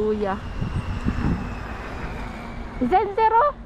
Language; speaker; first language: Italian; non-native, learner; Filipino